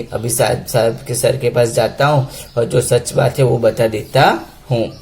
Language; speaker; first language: Hindi; non-native, local second language; Gujarati